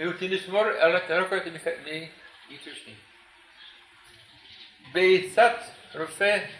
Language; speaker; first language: Hebrew; non-native, fluent; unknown